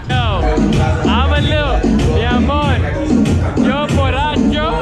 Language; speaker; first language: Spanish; non-native, learner; English